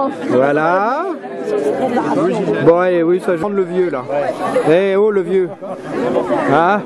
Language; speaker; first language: French; native; French